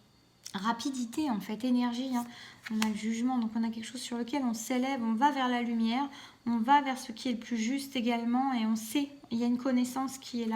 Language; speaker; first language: French; native; French